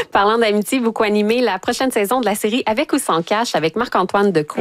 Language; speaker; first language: French; native; French